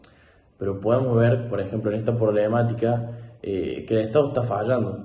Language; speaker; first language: Spanish; native; Spanish